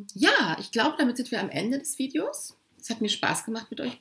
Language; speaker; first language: German; native; German